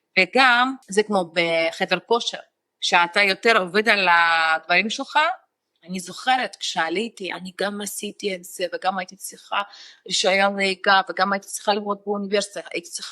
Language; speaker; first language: Hebrew; non-native, fluent; Russian